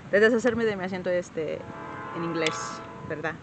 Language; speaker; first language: Spanish; early bilingual, other home language; English